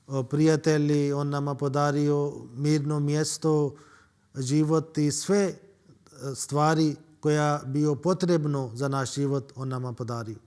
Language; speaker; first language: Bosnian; non-native, learner; Urdu